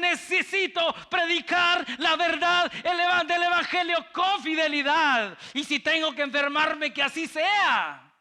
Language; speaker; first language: Spanish; native; Spanish